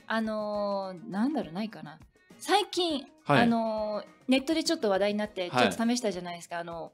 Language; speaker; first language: Japanese; native; Japanese